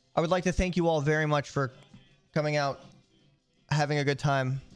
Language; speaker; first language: English; native; English